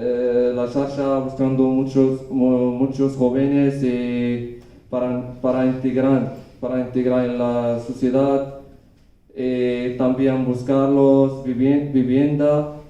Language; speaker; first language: Spanish; non-native, learner; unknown